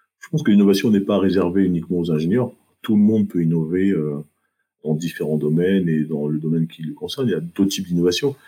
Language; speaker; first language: French; early bilingual, other home language; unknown